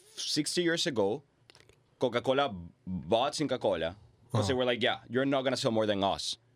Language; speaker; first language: English; non-native, fluent; Spanish